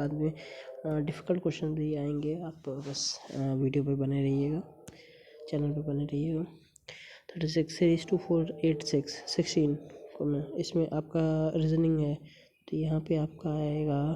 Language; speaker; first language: Hindi; native; Hindi